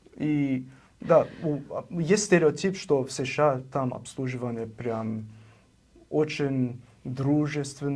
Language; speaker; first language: Russian; non-native, fluent; English